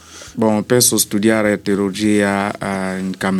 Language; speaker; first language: Italian; non-native, learner; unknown